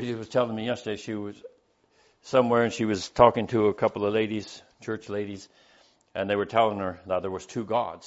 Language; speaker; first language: English; native; English